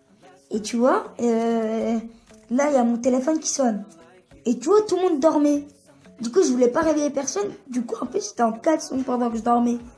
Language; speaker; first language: French; early bilingual, other home language; Turkish